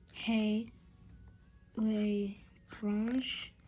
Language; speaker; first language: French; non-native, learner; English